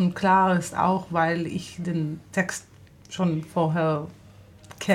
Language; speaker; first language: German; non-native, fluent; Hebrew